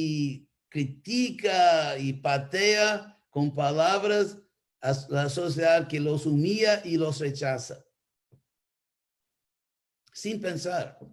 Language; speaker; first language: Spanish; non-native, fluent; English